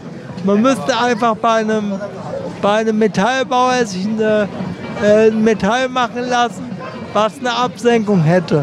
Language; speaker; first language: German; native; German